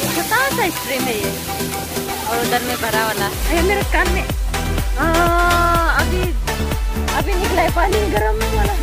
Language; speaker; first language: Hindi; non-native, local second language; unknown